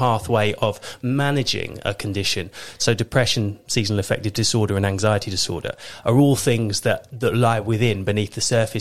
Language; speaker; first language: English; native; English